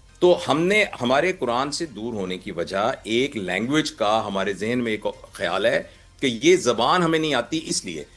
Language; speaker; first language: Urdu; non-native, local second language; Punjabi